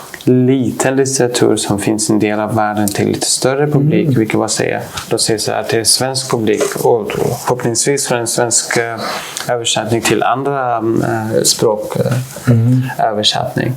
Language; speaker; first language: Swedish; non-native, fluent; Persian